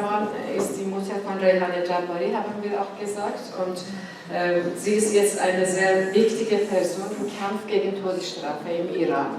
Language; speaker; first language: German; non-native, learner; Persian